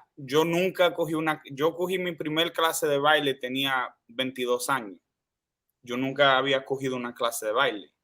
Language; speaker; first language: Spanish; early bilingual, heritage; Spanish